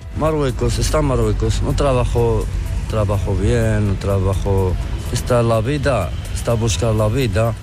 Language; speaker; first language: Spanish; non-native, learner; Arabic